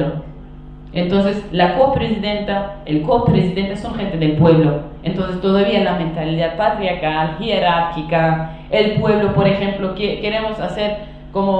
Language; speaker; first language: Spanish; non-native, fluent; Kurdish